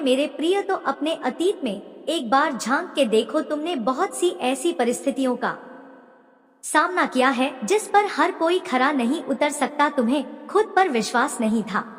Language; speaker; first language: Hindi; native; Hindi